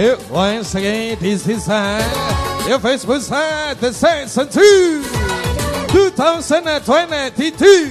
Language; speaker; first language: English; non-native, learner; Indonesian